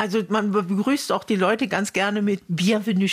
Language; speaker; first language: German; native; German